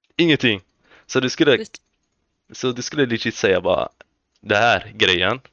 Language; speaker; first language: Swedish; early bilingual, other home language; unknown